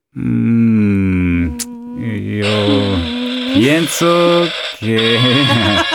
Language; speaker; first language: Spanish; non-native, learner; English